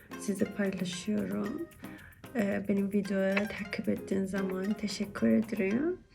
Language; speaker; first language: Turkish; non-native, learner; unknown